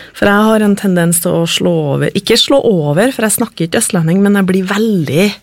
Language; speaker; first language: Norwegian; native; Norwegian